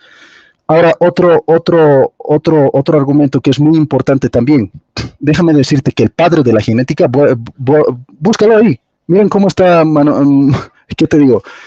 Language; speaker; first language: Spanish; native; Spanish